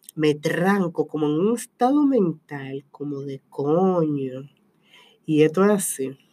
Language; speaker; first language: Spanish; early bilingual, heritage; Spanish